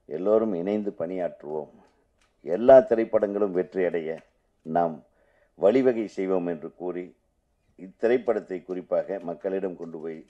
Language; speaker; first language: Tamil; native; Tamil